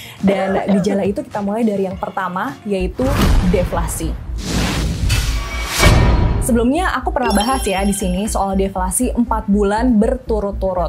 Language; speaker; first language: Indonesian; native; Indonesian